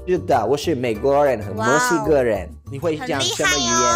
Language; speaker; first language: Chinese; non-native, learner; Spanish